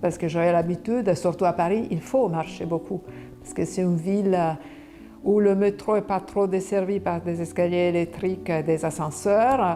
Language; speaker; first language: French; non-native, fluent; Italian